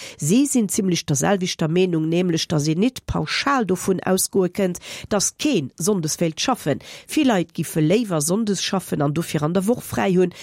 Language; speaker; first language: Luxembourgish; native; Luxembourgish